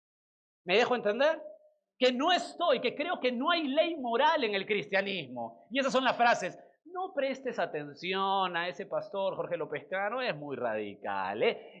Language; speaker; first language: Spanish; native; Spanish